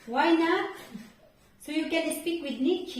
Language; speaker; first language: English; non-native, local second language; Filipino